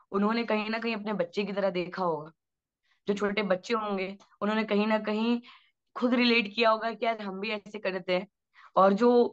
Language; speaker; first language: Hindi; native; Hindi